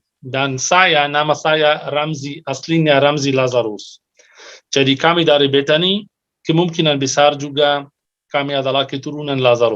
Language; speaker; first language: Indonesian; non-native, fluent; Arabic